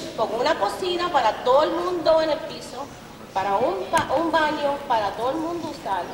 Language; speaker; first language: Spanish; early bilingual, heritage; Spanish